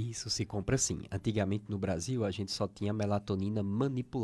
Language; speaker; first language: Portuguese; native; Portuguese